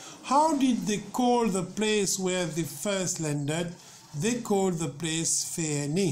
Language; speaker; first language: English; non-native, local second language; Morisyen